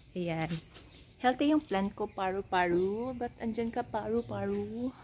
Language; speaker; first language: Filipino; non-native, local second language; Cebuano